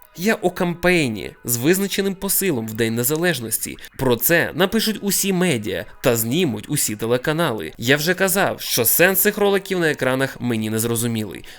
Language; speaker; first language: Ukrainian; native; Ukrainian